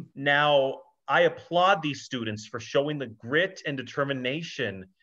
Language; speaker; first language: English; native; English